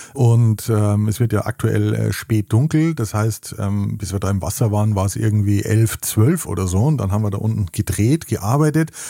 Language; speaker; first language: German; native; German